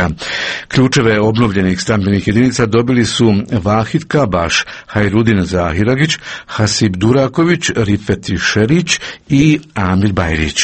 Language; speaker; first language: Croatian; native; Croatian